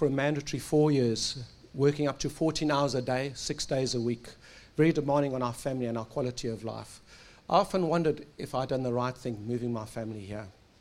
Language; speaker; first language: English; native; English